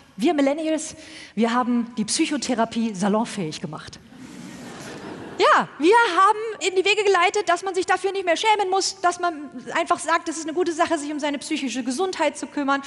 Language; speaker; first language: German; native; German